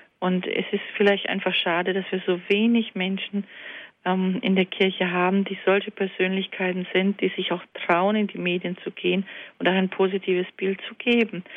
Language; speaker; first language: German; early bilingual, other home language; Croatian